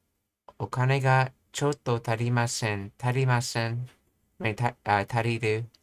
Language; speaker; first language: Japanese; non-native, learner; English